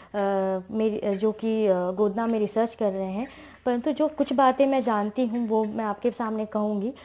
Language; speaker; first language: Hindi; native; Hindi